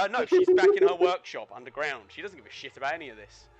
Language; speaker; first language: English; native; English